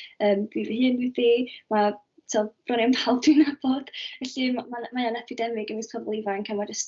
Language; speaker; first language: Welsh; native; Welsh